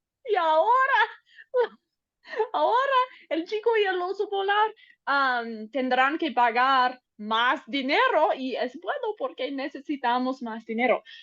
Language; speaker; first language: Spanish; non-native, learner; English